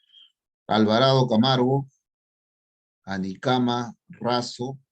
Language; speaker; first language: Spanish; native; Spanish